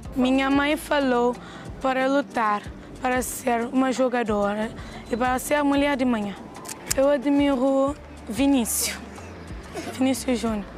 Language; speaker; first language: Portuguese; non-native, local second language; Kabuverdianu